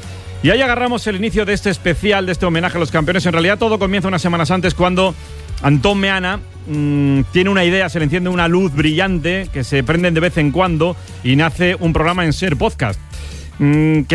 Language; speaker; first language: Spanish; native; Spanish